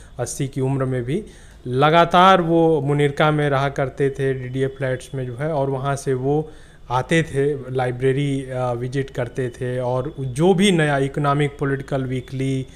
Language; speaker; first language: Hindi; native; Hindi